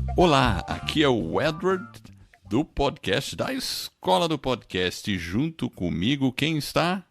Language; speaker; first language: Portuguese; non-native, fluent; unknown